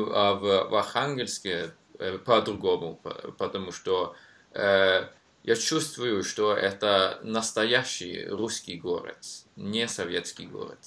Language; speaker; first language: Russian; non-native, learner; Norwegian